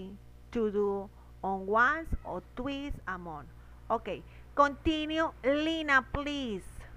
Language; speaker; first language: English; non-native, learner; Spanish